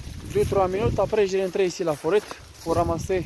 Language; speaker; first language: French; non-native, learner; Romanian